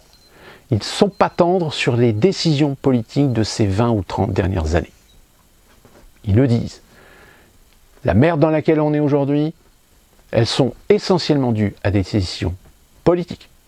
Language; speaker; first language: French; native; French